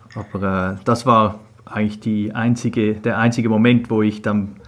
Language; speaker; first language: German; native; German